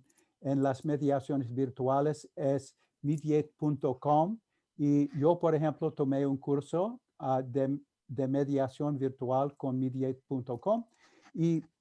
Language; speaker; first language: Spanish; non-native, fluent; English